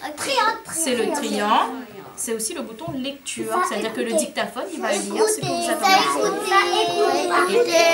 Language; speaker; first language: French; native; French